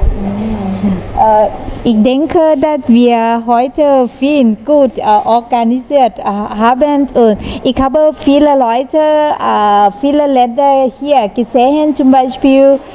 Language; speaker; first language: German; non-native, learner; Thai